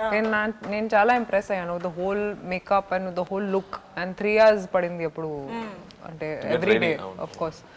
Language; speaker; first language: Telugu; non-native, fluent; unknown